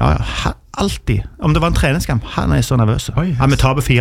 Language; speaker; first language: Norwegian; native; Norwegian